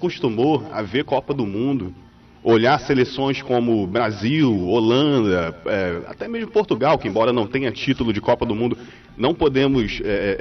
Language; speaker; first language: Portuguese; native; Portuguese